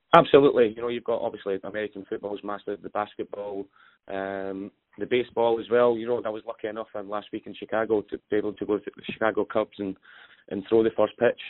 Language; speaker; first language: English; native; English